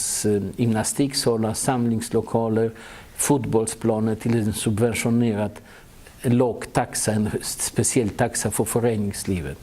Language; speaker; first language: Swedish; non-native, fluent; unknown